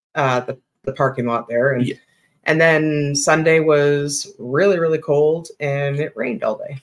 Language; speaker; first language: English; native; English